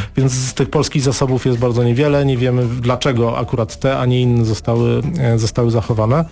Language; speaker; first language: Polish; native; Polish